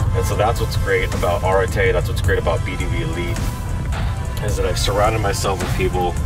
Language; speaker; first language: English; native; English